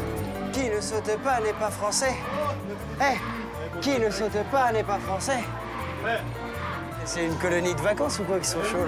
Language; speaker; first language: French; native; French